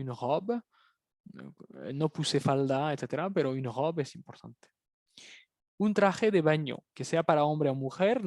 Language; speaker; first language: Spanish; native; Spanish